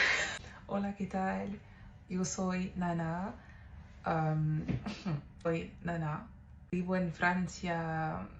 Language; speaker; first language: Spanish; non-native, learner; French